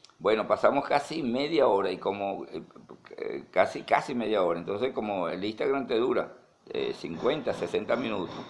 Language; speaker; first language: Spanish; native; Spanish